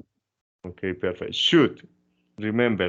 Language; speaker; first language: English; non-native, fluent; Spanish